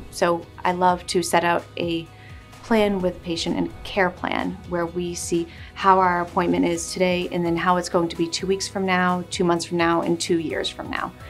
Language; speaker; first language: English; native; English